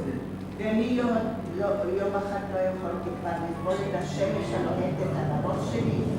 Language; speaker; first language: Hebrew; non-native, fluent; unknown